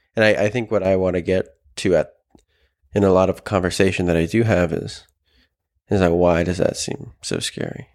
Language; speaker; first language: English; native; English